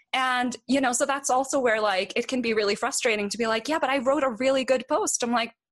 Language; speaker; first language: English; non-native, fluent; Norwegian